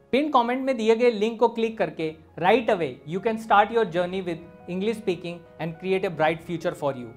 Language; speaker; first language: Hindi; native; Hindi